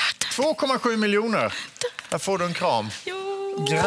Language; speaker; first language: Swedish; native; Swedish